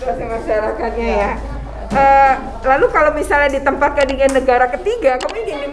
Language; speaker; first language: Indonesian; native; Indonesian